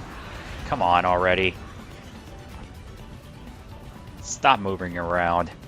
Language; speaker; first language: English; native; English